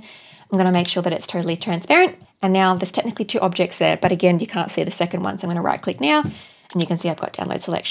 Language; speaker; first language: English; native; English